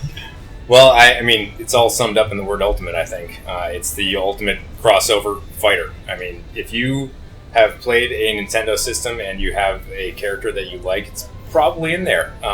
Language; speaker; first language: English; native; English